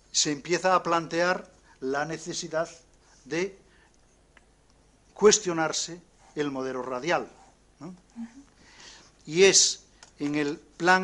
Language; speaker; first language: Spanish; native; Spanish